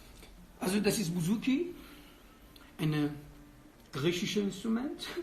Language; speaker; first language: German; non-native, learner; Persian